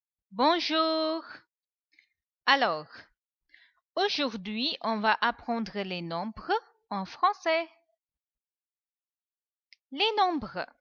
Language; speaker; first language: French; non-native, fluent; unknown